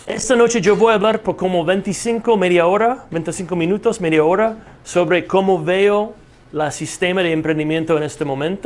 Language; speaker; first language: Spanish; non-native, fluent; English